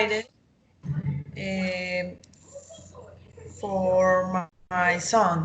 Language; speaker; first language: English; non-native, learner; Spanish